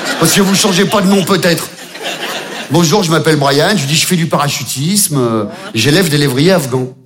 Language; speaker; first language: French; native; French